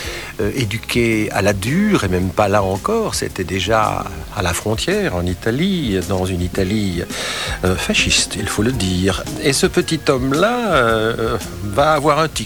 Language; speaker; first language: French; native; French